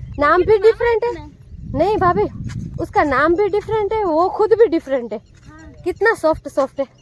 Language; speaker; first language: Hindi; non-native, local second language; Gujarati